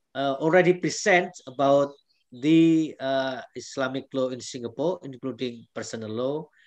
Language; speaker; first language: English; non-native, fluent; Indonesian